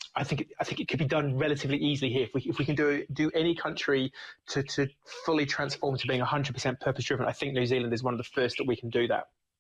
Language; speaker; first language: English; native; English